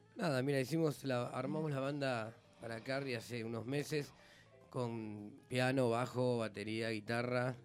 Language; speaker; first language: Spanish; native; Spanish